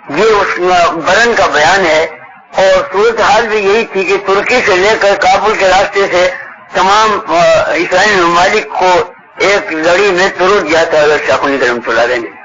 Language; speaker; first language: Urdu; native; Urdu